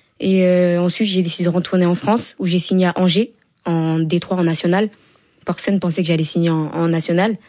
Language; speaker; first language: French; early bilingual, other home language; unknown